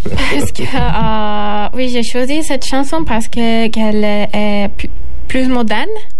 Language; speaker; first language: French; non-native, learner; Turkish